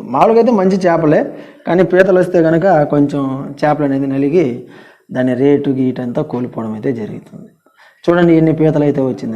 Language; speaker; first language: Telugu; non-native, local second language; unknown